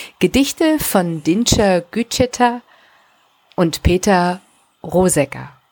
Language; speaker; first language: German; native; German